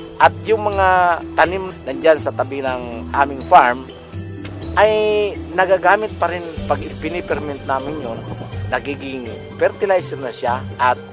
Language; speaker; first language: Filipino; non-native, local second language; Bikol